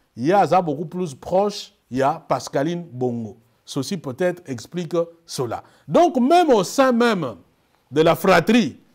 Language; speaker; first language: French; non-native, local second language; Lingala